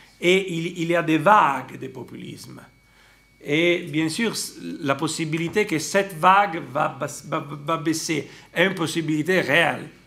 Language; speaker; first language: French; non-native, fluent; Italian